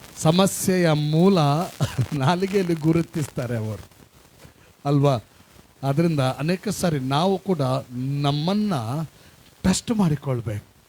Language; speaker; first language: Kannada; non-native, local second language; Tulu